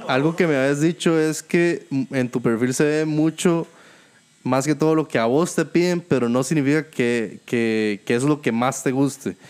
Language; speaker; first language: Spanish; native; Spanish